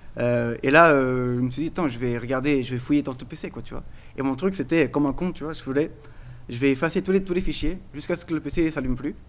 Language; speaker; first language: French; non-native, fluent; Portuguese